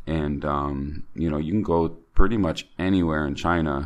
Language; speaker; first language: English; native; English